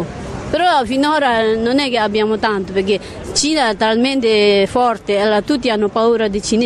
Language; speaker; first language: Italian; non-native, learner; Tibetan